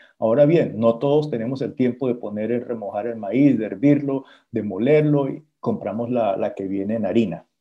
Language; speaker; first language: Spanish; native; Spanish